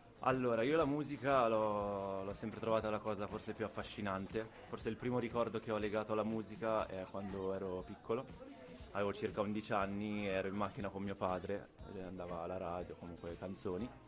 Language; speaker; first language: Italian; native; Italian